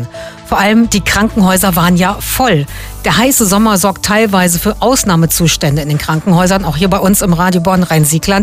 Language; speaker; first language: German; native; German